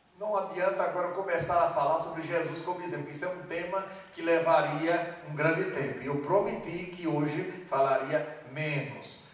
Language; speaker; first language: Portuguese; non-native, fluent; Malagasy